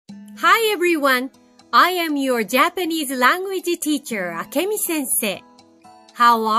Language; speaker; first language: English; non-native, learner; Japanese